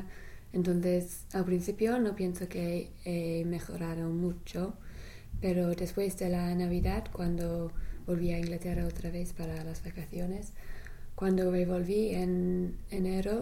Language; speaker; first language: Spanish; non-native, learner; English